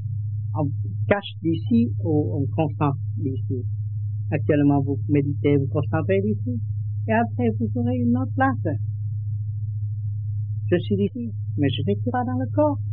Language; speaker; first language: French; non-native, learner; Vietnamese